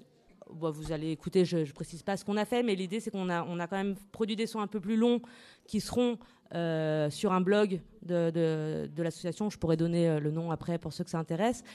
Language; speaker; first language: French; native; French